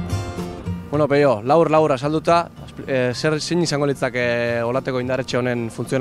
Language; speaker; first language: Basque; native; Basque